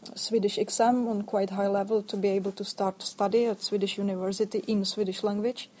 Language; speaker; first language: English; non-native, fluent; Czech